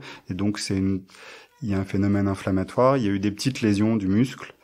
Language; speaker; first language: French; native; French